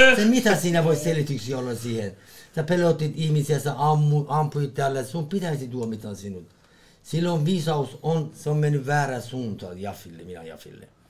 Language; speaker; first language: Finnish; non-native, learner; Persian